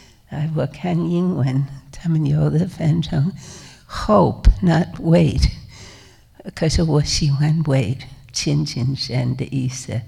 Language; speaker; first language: Chinese; non-native, fluent; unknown